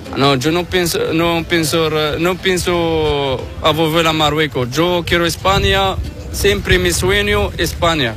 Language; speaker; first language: Spanish; non-native, learner; Arabic